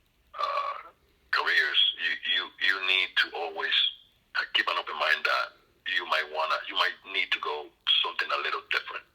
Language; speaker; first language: English; non-native, fluent; Spanish